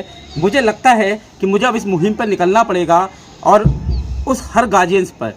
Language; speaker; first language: Hindi; native; Hindi